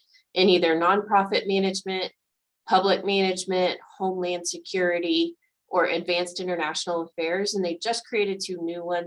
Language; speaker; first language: English; native; English